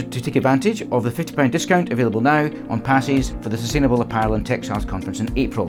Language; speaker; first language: English; native; English